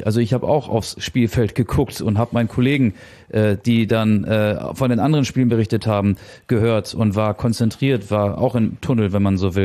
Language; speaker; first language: German; native; German